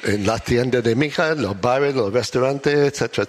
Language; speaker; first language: Spanish; non-native, learner; English